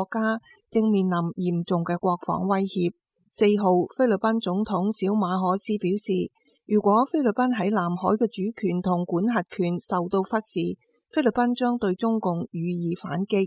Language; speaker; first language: Chinese; non-native, local second language; Cantonese